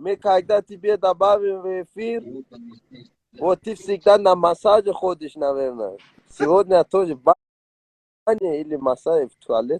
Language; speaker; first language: Russian; non-native, learner; Persian